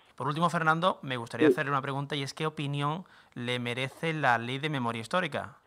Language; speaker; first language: Spanish; native; Spanish